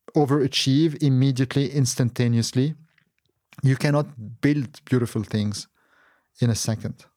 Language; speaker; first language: English; non-native, fluent; Arabic